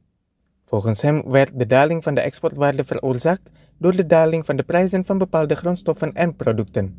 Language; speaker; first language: Dutch; non-native, fluent; Indonesian